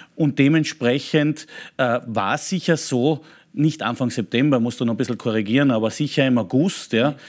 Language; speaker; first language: German; native; German